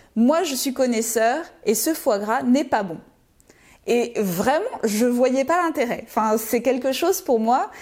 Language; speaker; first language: French; native; French